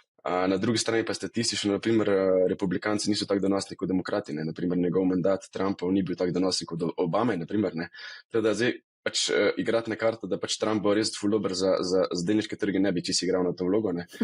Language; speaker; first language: Slovenian; native; Slovenian